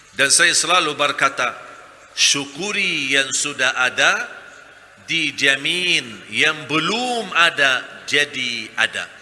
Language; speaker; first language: Malay; non-native, fluent; Arabic